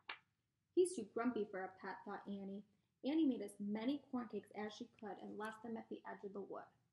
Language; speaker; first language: English; native; English